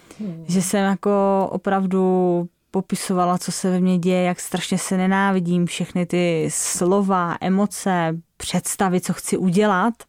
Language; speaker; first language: Czech; native; Czech